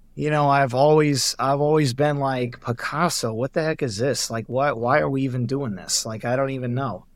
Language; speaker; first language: English; native; English